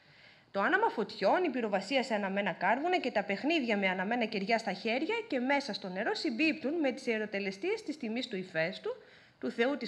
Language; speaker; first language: Greek; native; Greek